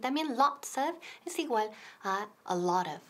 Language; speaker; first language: Spanish; non-native, fluent; English